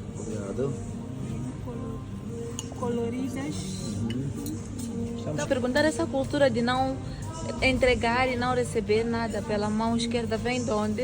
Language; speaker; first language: Portuguese; non-native, learner; Turkish